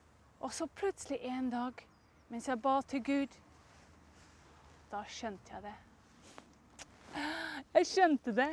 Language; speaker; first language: Norwegian; non-native, fluent; English